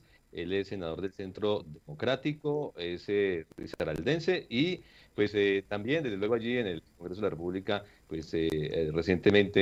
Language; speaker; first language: Spanish; native; Spanish